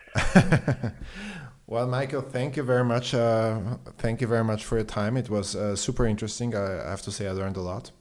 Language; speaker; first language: English; non-native, fluent; German